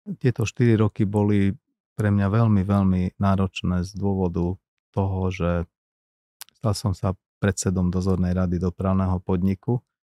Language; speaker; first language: Slovak; non-native, local second language; Hungarian